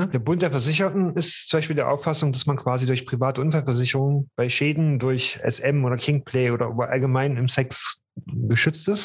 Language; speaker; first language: German; native; German